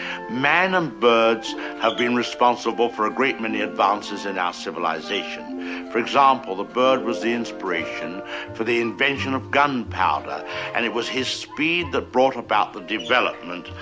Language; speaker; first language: English; native; English